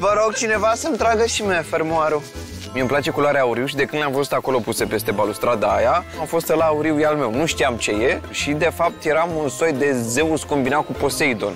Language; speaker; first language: Romanian; native; Romanian